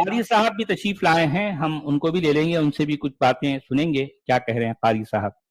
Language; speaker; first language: Urdu; native; Urdu